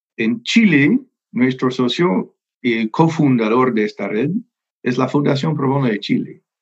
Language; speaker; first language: Spanish; non-native, fluent; English